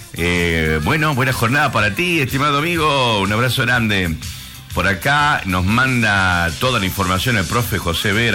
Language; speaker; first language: Spanish; native; Spanish